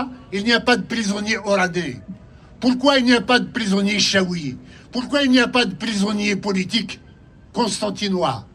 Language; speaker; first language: French; non-native, local second language; Kabyle